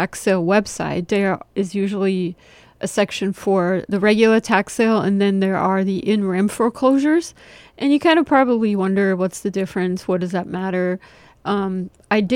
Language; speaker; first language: English; non-native, fluent; German